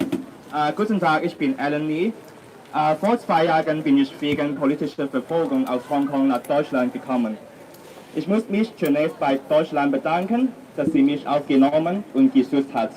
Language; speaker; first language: German; non-native, fluent; Cantonese